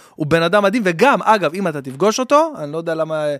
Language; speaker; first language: Hebrew; early bilingual, other home language; Arabic